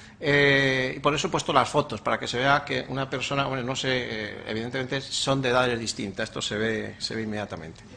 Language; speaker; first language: Spanish; native; Spanish